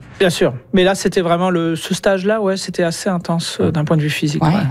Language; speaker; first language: French; native; French